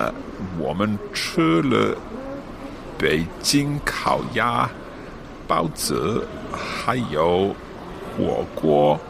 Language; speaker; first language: Chinese; non-native, learner; English